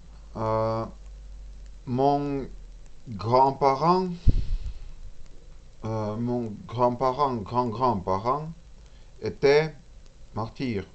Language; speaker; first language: French; non-native, learner; Russian